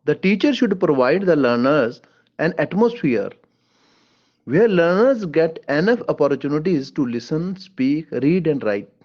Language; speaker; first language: English; non-native, local second language; Punjabi